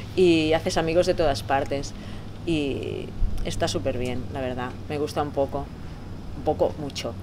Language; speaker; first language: Spanish; native; Spanish